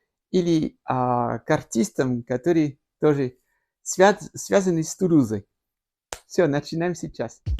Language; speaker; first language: Russian; non-native, fluent; French